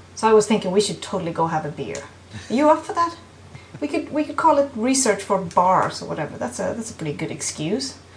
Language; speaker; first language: English; non-native, fluent; Swedish